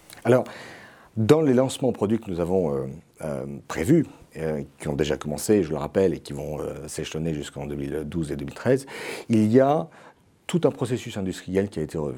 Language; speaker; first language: French; native; French